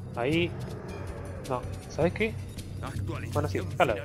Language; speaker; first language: Spanish; native; Spanish